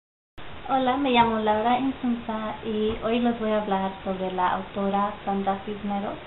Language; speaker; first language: Spanish; early bilingual, heritage; Spanish